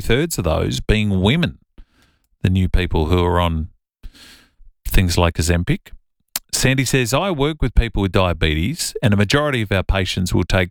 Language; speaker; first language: English; native; English